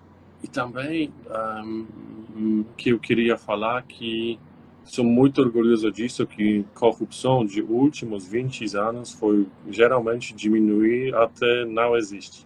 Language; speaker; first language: Portuguese; non-native, learner; Polish